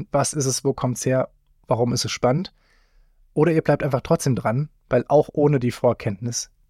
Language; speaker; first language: German; native; German